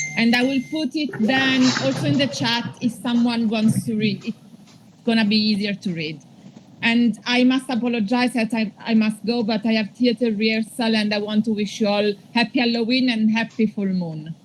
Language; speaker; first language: English; non-native, fluent; Italian